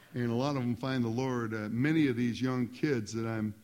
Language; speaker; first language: English; native; English